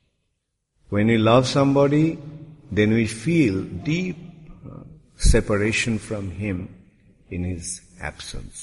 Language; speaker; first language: English; non-native, local second language; Bangla